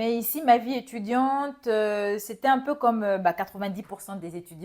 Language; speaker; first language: French; non-native, local second language; Bambara